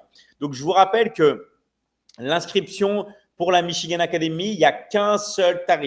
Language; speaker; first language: French; native; French